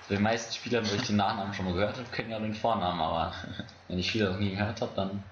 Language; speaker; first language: German; native; German